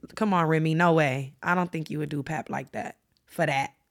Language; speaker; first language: English; native; English